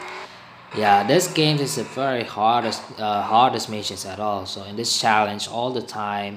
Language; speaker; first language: English; non-native, learner; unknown